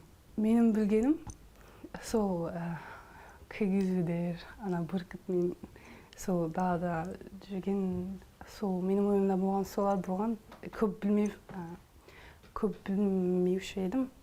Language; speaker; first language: Kazakh; early bilingual, heritage; Kazakh